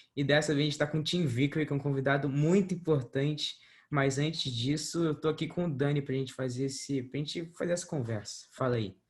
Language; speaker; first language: Portuguese; native; Portuguese